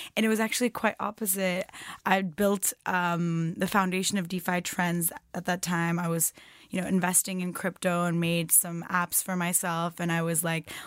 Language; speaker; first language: English; non-native, fluent; Turkish